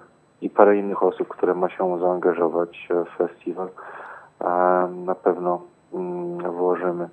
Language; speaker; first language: Polish; native; Polish